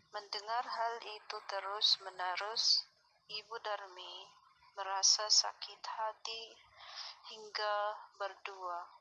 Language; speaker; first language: Indonesian; non-native, learner; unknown